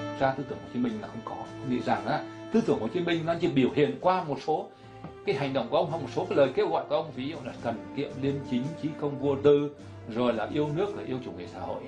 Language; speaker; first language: Vietnamese; native; Vietnamese